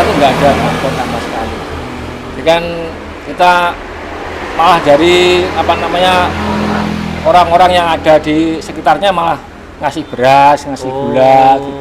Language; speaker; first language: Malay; non-native, local second language; Javanese